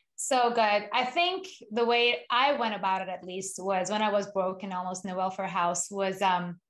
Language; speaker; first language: English; non-native, fluent; Persian